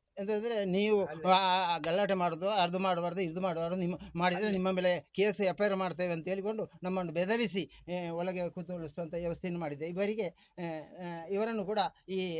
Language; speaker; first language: Kannada; non-native, local second language; Tulu